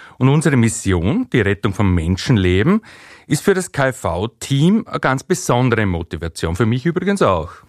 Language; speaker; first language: German; native; German